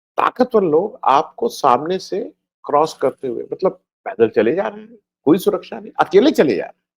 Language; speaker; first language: Hindi; native; Hindi